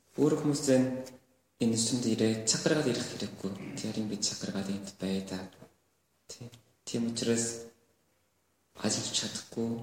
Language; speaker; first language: Mongolian; non-native, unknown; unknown